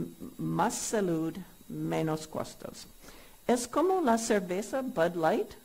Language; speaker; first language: Spanish; non-native, fluent; English